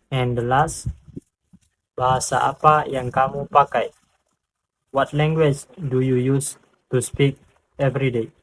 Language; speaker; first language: English; non-native, fluent; Indonesian